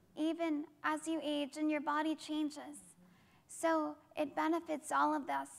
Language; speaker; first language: English; native; English